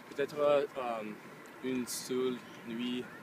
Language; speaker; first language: French; non-native, learner; English